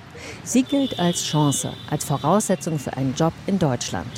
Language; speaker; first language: German; native; German